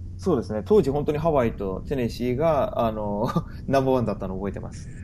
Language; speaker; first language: Japanese; native; Japanese